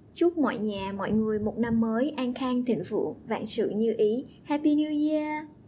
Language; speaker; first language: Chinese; non-native, learner; Vietnamese